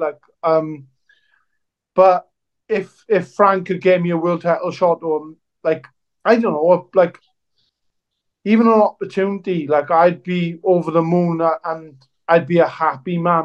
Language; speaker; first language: English; native; English